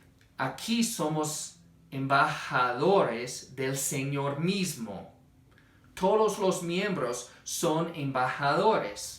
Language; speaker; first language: Spanish; non-native, fluent; English